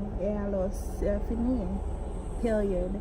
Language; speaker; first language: French; non-native, learner; Haitian Creole